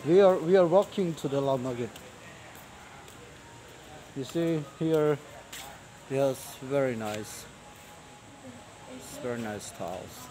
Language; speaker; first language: English; non-native, learner; Lao